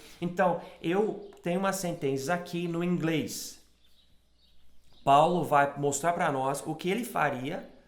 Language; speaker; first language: Portuguese; non-native, fluent; English